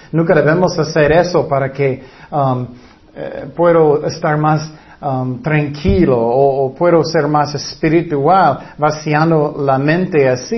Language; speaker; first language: Spanish; non-native, fluent; English